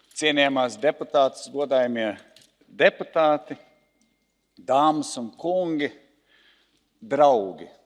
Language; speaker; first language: Latvian; early bilingual, heritage; Latvian